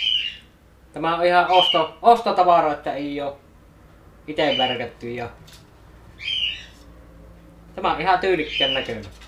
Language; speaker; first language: Finnish; native; Finnish